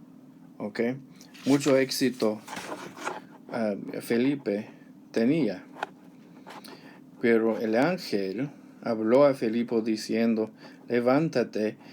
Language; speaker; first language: Spanish; non-native, learner; English